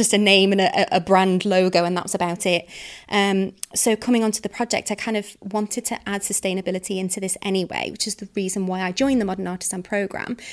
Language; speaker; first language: English; native; English